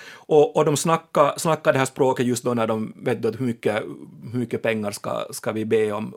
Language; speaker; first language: Swedish; native; Swedish